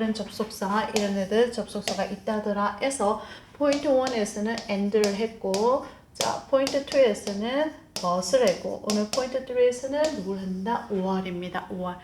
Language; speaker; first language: Korean; native; Korean